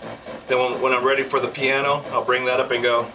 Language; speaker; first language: English; native; English